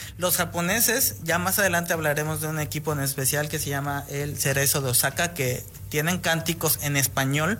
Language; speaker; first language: Spanish; native; Spanish